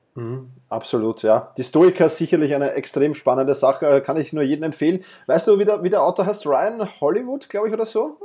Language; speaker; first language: German; native; German